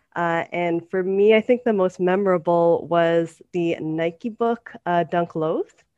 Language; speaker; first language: English; native; English